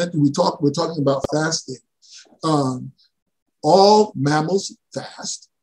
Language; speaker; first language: English; early bilingual, other home language; Spanish